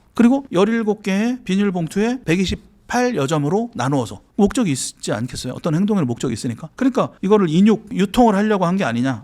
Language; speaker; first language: Korean; native; Korean